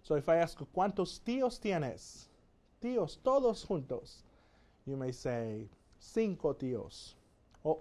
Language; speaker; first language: Spanish; non-native, fluent; English